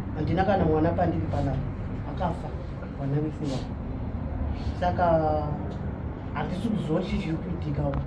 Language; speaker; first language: Shona; early bilingual, other home language; Nyanja